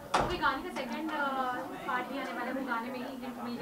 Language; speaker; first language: Hindi; native; Hindi